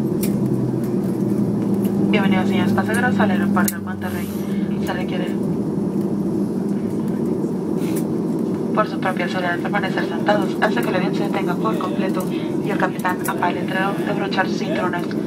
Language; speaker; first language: Spanish; native; Spanish